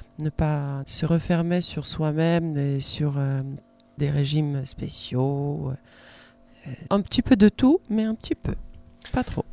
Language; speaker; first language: French; non-native, fluent; Polish